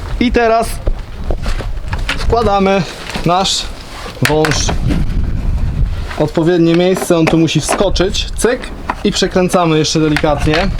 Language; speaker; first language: Polish; native; Polish